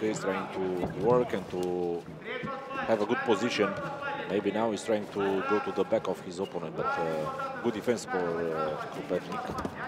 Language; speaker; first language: English; non-native, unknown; Romanian